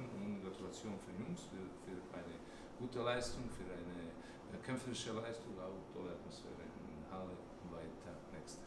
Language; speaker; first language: German; non-native, learner; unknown